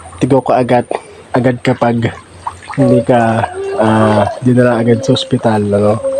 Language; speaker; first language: Filipino; native; Filipino